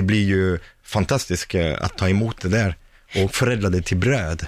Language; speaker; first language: Swedish; non-native, fluent; French